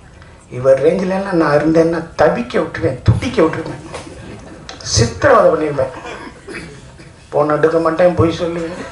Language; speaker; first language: Tamil; native; Tamil